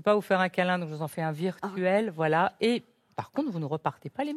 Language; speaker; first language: French; native; French